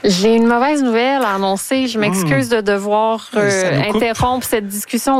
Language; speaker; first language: French; native; French